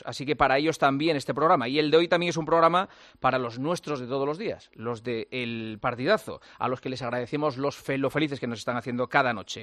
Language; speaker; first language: Spanish; native; Spanish